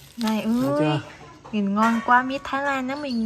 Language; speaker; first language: Vietnamese; non-native, fluent; Thai